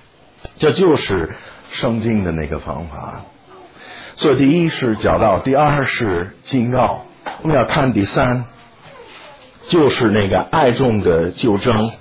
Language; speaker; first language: Chinese; non-native, fluent; English